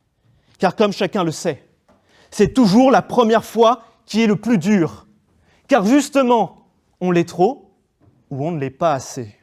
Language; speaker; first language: French; native; French